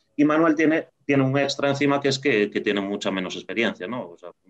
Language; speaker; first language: Spanish; native; Spanish